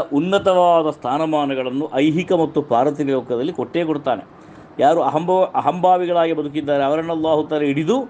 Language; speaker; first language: Kannada; non-native, local second language; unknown